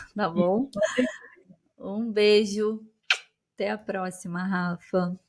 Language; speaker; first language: Portuguese; native; Portuguese